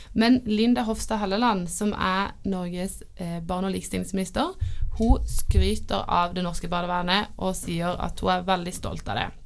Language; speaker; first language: Norwegian; native; Norwegian